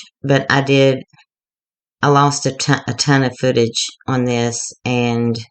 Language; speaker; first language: English; native; English